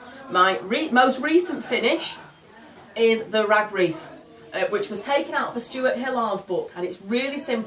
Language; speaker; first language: English; native; English